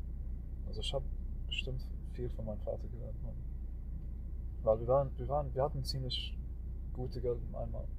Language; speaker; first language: German; non-native, learner; Arabic